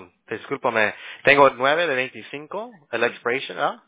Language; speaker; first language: Spanish; early bilingual, heritage; Spanish